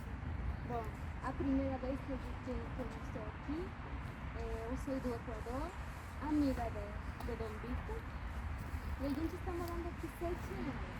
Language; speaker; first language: Portuguese; non-native, fluent; Spanish